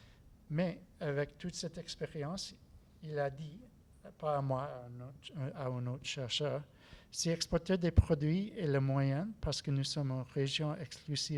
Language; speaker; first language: French; non-native, learner; English